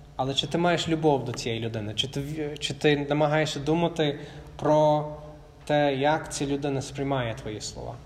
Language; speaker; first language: Ukrainian; non-native, fluent; English